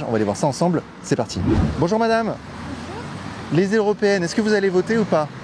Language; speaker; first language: French; native; French